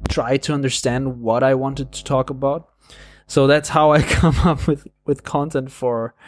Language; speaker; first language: English; non-native, fluent; Portuguese